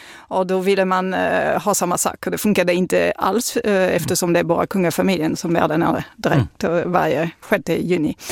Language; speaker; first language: Swedish; non-native, fluent; French